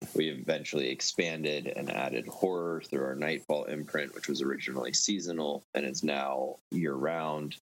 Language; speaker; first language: English; native; English